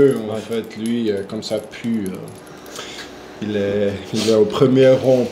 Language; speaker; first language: French; non-native, local second language; German